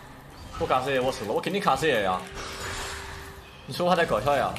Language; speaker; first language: Chinese; native; Chinese